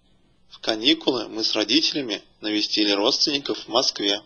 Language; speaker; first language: Russian; native; Russian